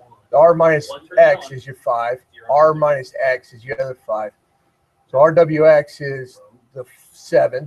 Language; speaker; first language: English; native; English